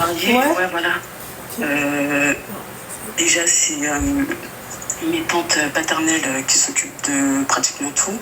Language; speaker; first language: French; native; French